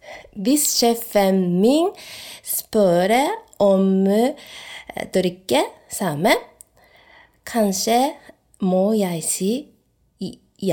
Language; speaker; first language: Norwegian; non-native, learner; Japanese